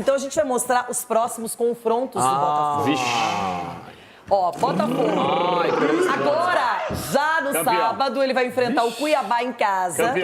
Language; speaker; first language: Portuguese; native; Portuguese